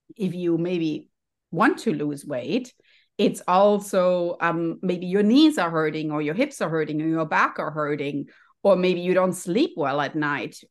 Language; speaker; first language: English; non-native, fluent; German